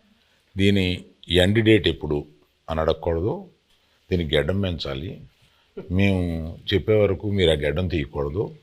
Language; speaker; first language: Telugu; native; Telugu